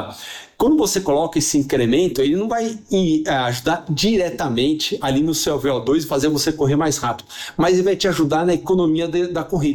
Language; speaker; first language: Portuguese; native; Portuguese